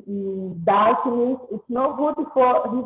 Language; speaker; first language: English; non-native, learner; Portuguese